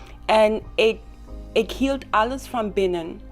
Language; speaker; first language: Dutch; non-native, local second language; Papiamento